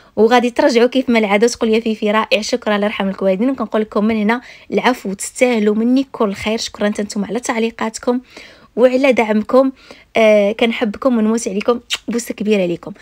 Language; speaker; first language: Arabic; native; Arabic